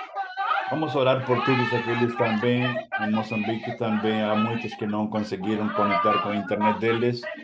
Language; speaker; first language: Portuguese; non-native, fluent; Spanish